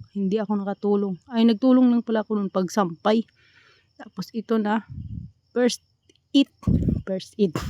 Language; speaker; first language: Filipino; native; Filipino